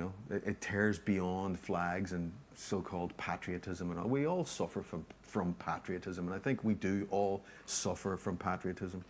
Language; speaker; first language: English; native; English